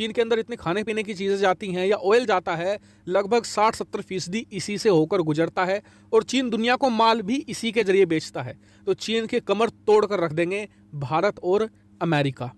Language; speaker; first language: Hindi; native; Hindi